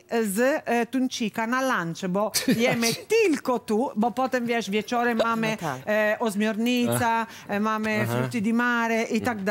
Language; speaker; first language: Polish; non-native, learner; Italian